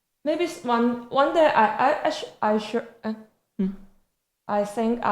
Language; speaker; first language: English; non-native, learner; Chinese